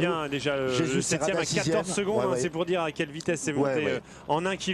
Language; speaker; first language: French; native; French